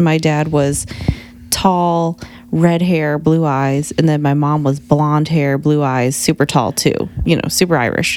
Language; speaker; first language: English; native; English